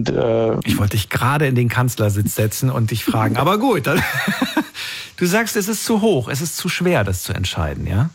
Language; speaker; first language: German; native; German